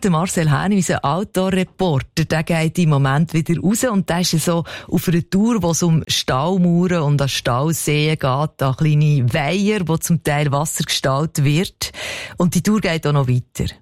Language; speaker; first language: German; native; German